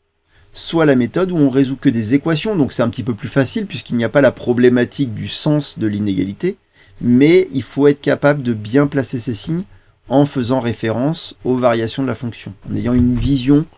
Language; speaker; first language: French; native; French